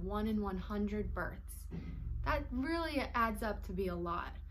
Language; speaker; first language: English; native; English